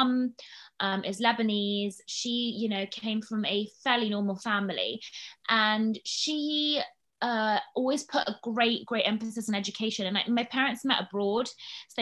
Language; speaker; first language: English; native; English